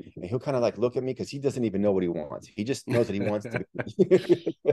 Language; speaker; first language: English; early bilingual, other home language; Spanish